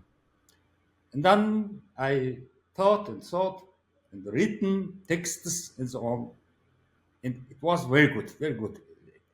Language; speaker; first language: English; non-native, learner; Mongolian